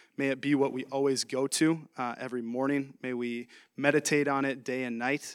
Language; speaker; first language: English; native; English